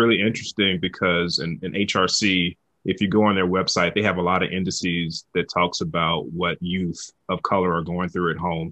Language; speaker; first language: English; native; English